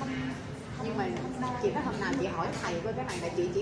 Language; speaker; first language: Vietnamese; native; Vietnamese